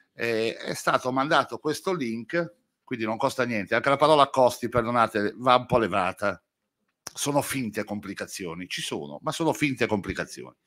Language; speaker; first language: Italian; native; Italian